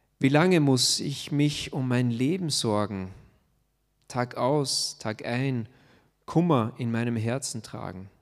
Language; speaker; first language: German; native; German